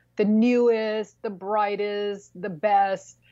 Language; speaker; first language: English; early bilingual, other home language; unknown